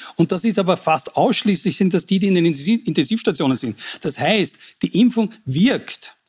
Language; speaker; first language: German; native; German